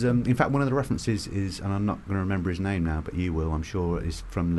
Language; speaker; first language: English; native; English